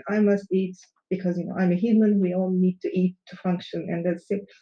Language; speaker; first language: English; non-native, fluent; Turkish